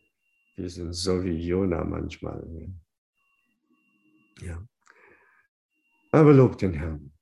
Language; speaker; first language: German; non-native, fluent; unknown